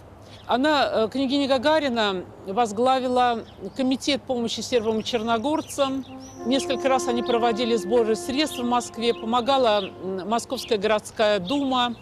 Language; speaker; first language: Russian; native; Russian